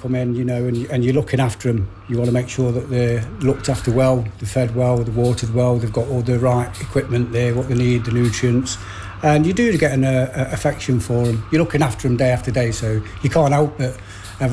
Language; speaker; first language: English; native; English